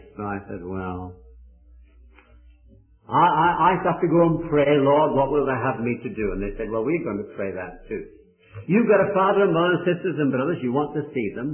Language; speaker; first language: English; native; English